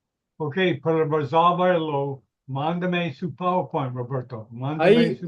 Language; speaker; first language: Spanish; non-native, learner; English